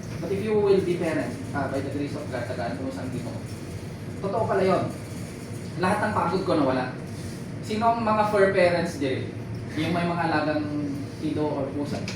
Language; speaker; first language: Filipino; non-native, local second language; Iloko